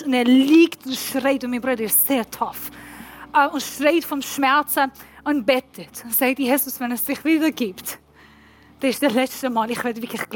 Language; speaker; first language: German; non-native, learner; Persian